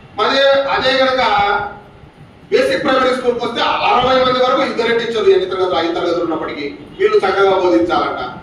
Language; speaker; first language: Telugu; native; Telugu